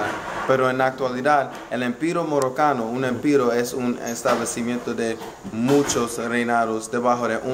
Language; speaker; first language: Spanish; non-native, learner; English